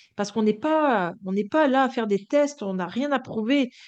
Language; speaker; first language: French; native; French